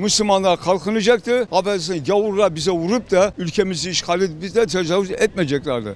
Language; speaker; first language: Turkish; non-native, local second language; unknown